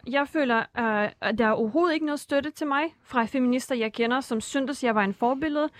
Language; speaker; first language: Danish; non-native, fluent; Russian